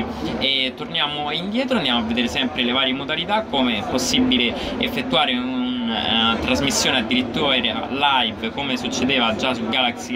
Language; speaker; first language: Italian; native; Italian